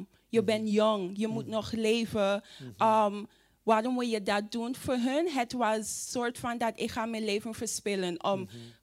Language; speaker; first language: Dutch; non-native, fluent; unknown